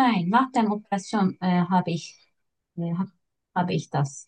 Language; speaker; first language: German; non-native, learner; Turkish